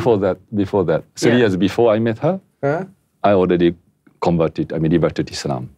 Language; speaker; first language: English; non-native, fluent; Japanese